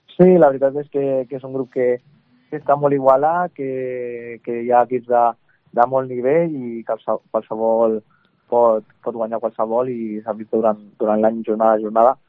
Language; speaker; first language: Catalan; native; Catalan